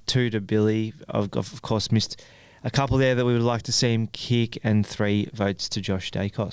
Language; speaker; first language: English; native; English